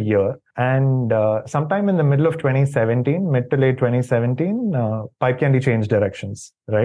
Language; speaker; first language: English; non-native, local second language; Tamil